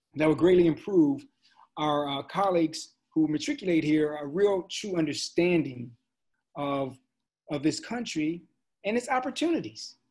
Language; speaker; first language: English; native; English